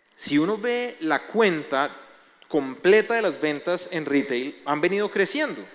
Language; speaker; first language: Spanish; native; Spanish